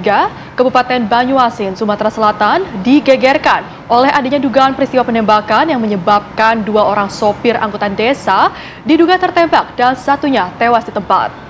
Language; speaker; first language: Indonesian; native; Indonesian